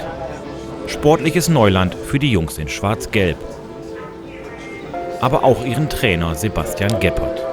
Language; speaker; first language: German; native; German